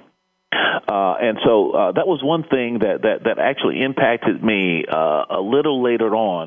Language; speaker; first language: English; native; English